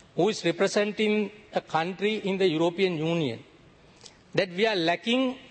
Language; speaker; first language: English; non-native, local second language; Sinhala